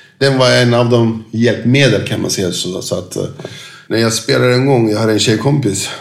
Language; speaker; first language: Swedish; non-native, fluent; Turkish